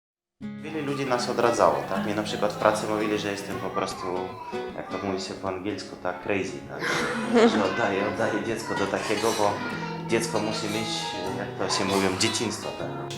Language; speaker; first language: Polish; non-native, fluent; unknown